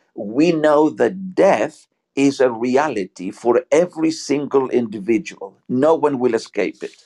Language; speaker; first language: English; non-native, fluent; Spanish